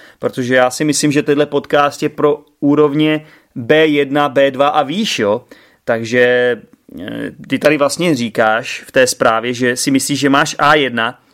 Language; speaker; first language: Czech; native; Czech